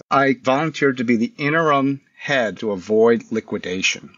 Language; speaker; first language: English; early bilingual, other home language; Korean